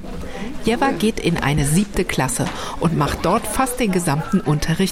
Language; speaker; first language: German; native; German